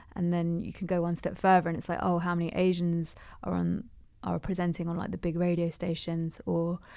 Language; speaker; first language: English; native; English